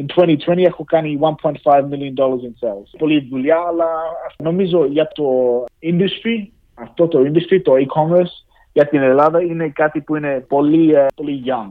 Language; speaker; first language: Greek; early bilingual, heritage; English